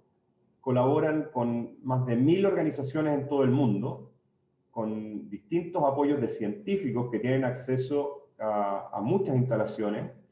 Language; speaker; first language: Spanish; native; Spanish